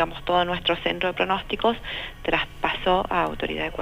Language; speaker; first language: Spanish; native; Spanish